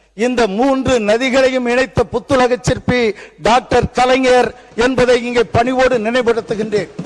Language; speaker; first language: Tamil; native; Tamil